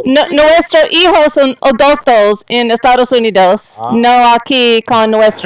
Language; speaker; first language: Spanish; non-native, learner; English